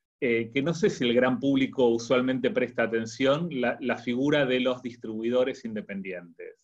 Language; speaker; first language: Spanish; native; Spanish